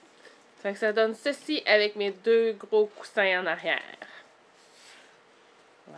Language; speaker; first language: French; native; French